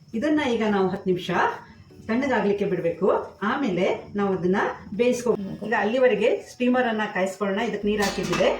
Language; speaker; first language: Kannada; non-native, local second language; Konkani